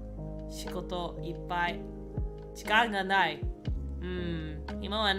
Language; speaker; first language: Japanese; non-native, learner; English